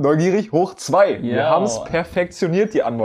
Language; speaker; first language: German; native; German